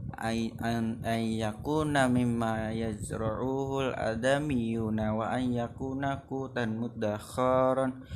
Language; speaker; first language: Arabic; non-native, learner; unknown